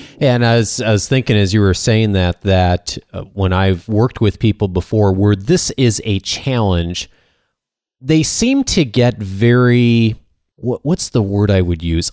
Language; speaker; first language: English; native; English